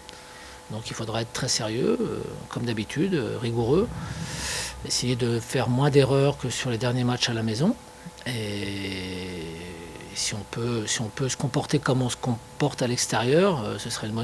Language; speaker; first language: French; native; French